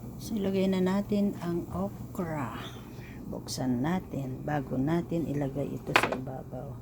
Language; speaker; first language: Filipino; non-native, local second language; Iloko